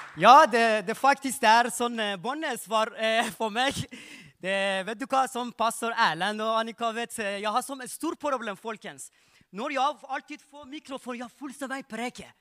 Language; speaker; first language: Norwegian; non-native, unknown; Persian